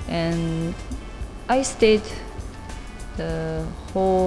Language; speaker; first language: English; non-native, learner; Japanese